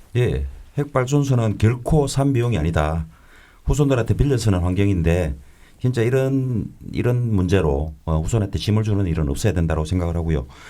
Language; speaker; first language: Korean; native; Korean